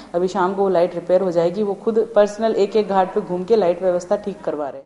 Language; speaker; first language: Hindi; native; Hindi